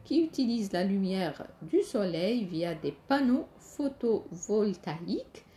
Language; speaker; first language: French; non-native, local second language; Arabic